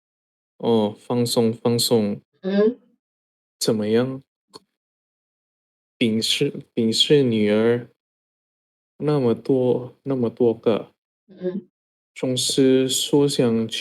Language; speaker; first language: Chinese; non-native, learner; Indonesian